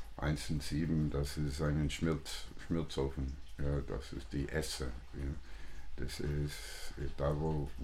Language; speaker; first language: German; non-native, fluent; English